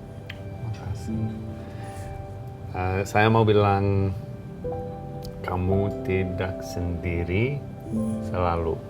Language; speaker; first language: Indonesian; non-native, learner; English